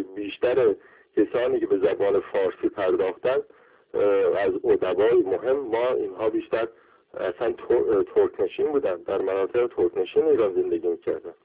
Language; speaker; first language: Persian; non-native, local second language; Azerbaijani